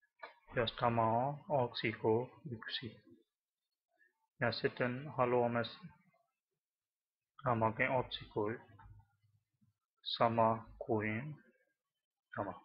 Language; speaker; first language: Finnish; non-native, learner; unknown